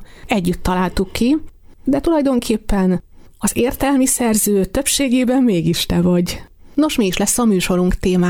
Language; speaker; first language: Hungarian; native; Hungarian